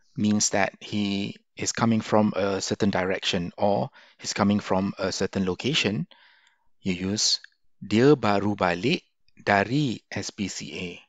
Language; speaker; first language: English; non-native, local second language; Malay